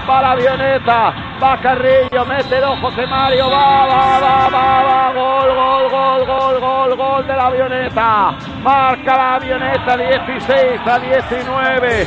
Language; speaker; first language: Spanish; native; Spanish